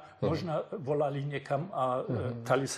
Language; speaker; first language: Czech; non-native, fluent; German